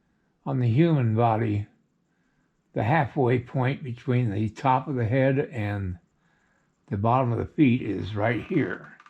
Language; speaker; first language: English; native; English